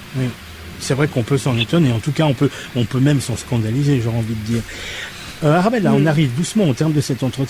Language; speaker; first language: French; native; French